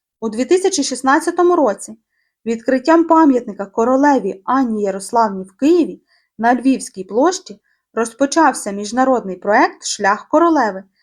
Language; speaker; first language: Ukrainian; native; Ukrainian